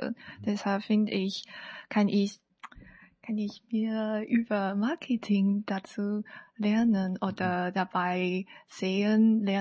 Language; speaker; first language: German; non-native, learner; Chinese